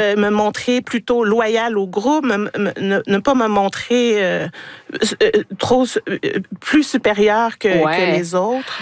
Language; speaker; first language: French; native; French